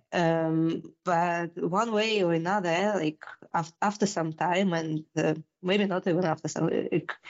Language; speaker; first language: English; non-native, fluent; Russian